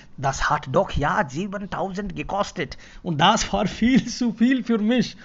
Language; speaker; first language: German; non-native, fluent; Hindi